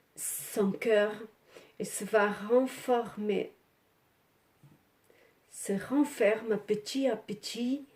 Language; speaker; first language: French; non-native, learner; Portuguese